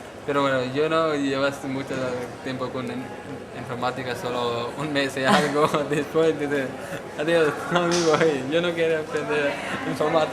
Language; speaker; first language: Spanish; non-native, learner; Punjabi